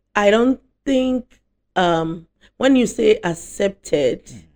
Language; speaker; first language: English; non-native, local second language; Akan